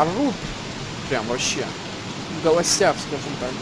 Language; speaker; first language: Russian; native; Russian